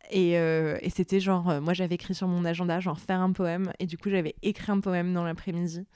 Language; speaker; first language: French; non-native, local second language; Arabic